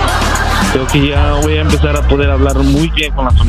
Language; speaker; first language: Spanish; non-native, learner; English